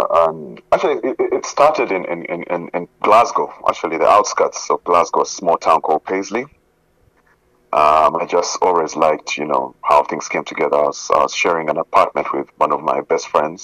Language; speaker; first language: English; non-native, local second language; Ganda